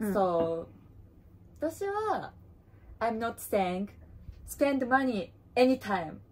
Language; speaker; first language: English; non-native, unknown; Japanese